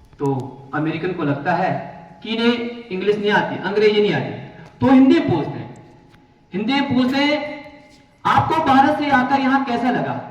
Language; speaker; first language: Hindi; native; Hindi